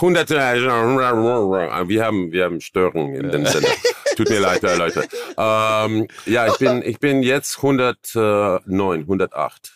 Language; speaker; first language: German; non-native, fluent; Croatian